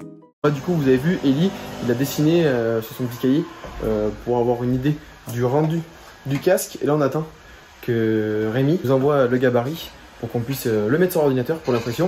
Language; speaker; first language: French; native; French